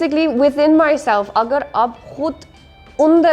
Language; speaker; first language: Hindi; non-native, learner; English